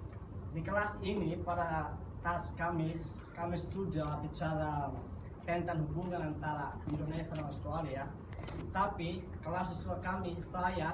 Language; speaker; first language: Indonesian; non-native, learner; English